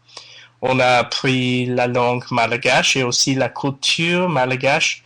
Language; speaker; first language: French; non-native, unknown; English